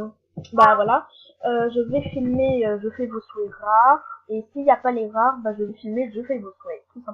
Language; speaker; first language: French; native; French